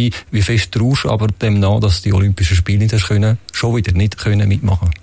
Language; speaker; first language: German; native; German